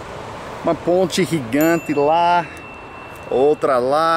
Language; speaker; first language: Portuguese; non-native, fluent; English